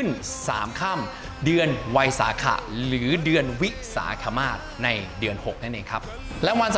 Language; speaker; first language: Thai; native; Thai